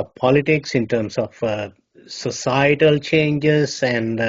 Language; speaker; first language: English; non-native, local second language; Sinhala